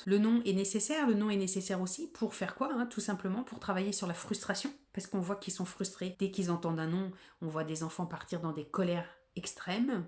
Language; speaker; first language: French; native; French